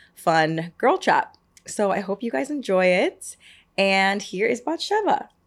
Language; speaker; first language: English; native; English